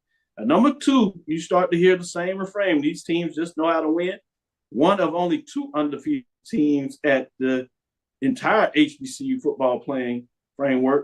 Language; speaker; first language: English; native; English